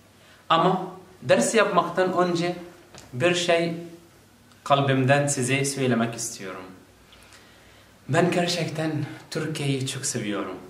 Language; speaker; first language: Turkish; non-native, learner; Arabic